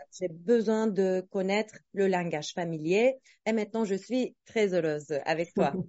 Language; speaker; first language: French; non-native, fluent; Turkish